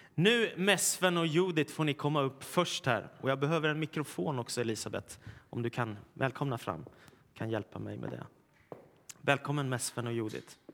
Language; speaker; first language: Swedish; native; Swedish